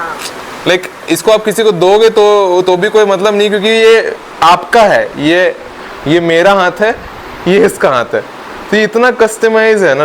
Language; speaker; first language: Hindi; native; Hindi